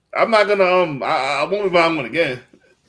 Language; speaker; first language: English; native; English